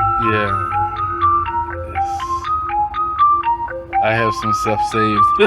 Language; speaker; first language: English; native; English